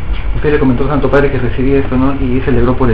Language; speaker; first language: Spanish; native; Spanish